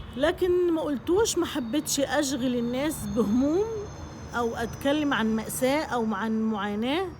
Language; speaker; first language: Arabic; native; Arabic